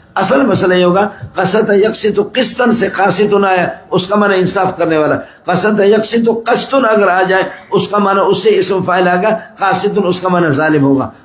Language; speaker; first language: Urdu; non-native, local second language; Baluchi